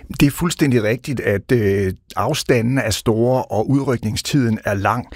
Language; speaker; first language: Danish; native; Danish